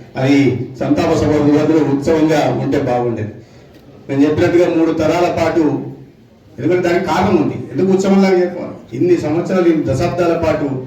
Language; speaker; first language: Telugu; native; Telugu